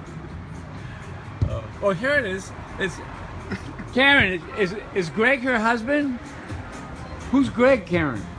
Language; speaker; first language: English; native; English